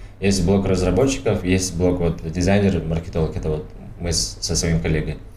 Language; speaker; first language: Russian; non-native, local second language; Tajik